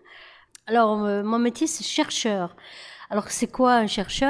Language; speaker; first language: French; native; French